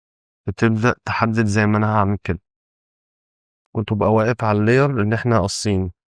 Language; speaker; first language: Arabic; native; Arabic